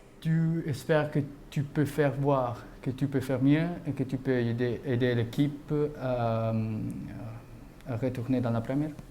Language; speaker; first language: French; non-native, learner; English